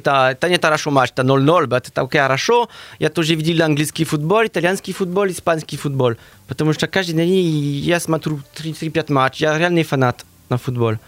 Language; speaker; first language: Russian; non-native, learner; French